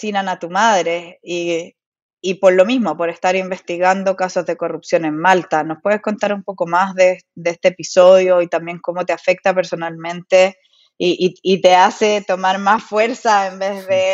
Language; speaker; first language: Spanish; native; Spanish